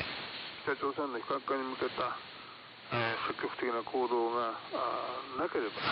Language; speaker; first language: Japanese; native; Japanese